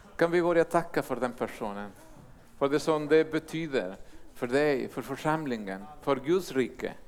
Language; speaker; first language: Swedish; non-native, fluent; Spanish